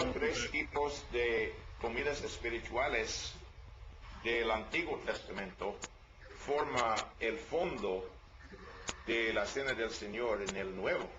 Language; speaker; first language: Spanish; non-native, learner; English